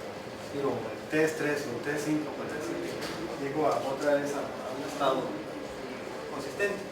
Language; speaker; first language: Spanish; native; Spanish